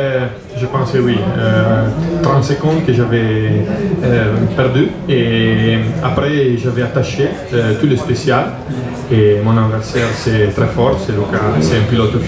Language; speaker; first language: French; non-native, learner; Italian